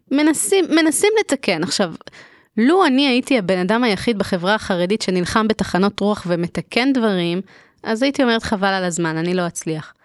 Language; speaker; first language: Hebrew; native; Hebrew